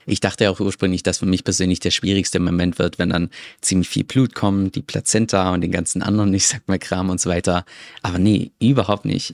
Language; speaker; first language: German; native; German